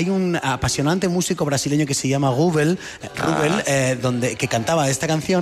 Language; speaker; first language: Spanish; native; Spanish